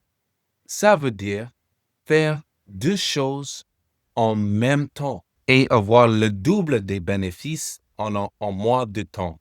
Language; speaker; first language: French; non-native, fluent; English